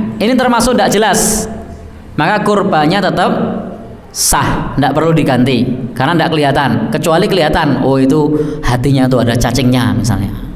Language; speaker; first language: Indonesian; non-native, local second language; Javanese